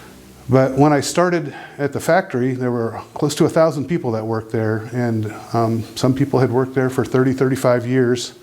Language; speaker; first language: English; native; English